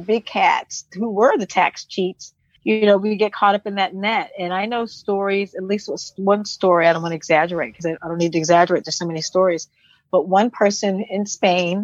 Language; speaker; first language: English; native; English